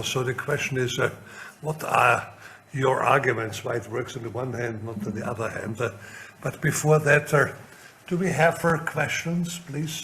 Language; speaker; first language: English; non-native, fluent; German